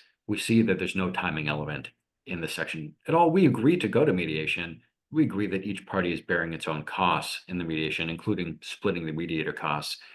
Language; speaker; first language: English; native; English